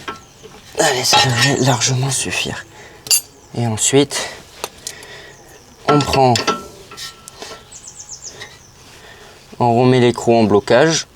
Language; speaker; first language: French; native; French